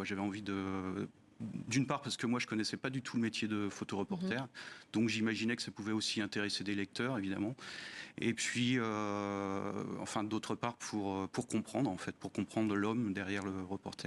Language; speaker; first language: French; native; French